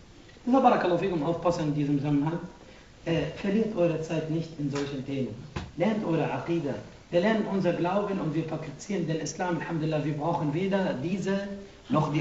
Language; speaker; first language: German; non-native, fluent; Arabic